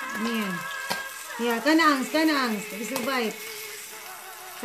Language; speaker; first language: German; non-native, learner; Cebuano